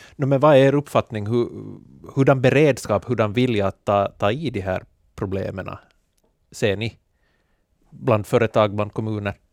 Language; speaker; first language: Swedish; native; Swedish